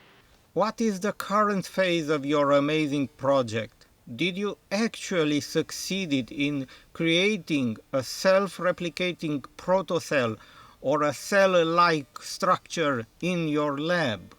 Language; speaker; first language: English; non-native, fluent; Romanian